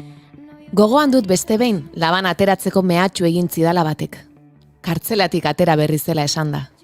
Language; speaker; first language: Basque; native; Basque